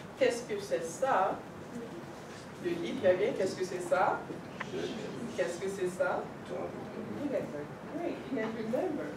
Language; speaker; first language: French; non-native, fluent; English